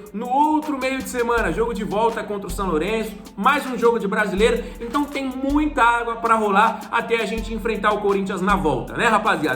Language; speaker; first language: Portuguese; native; Portuguese